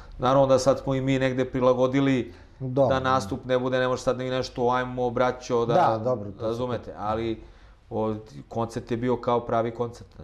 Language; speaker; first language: Serbian; native; Serbian